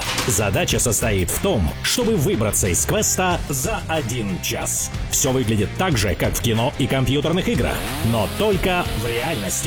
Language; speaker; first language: Russian; native; Russian